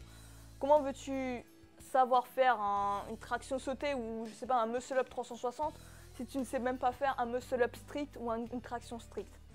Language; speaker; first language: French; native; French